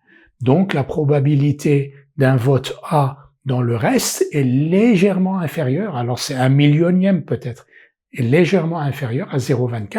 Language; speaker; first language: French; native; French